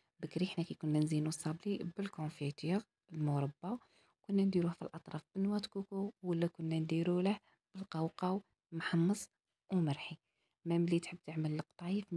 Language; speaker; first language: Arabic; native; Arabic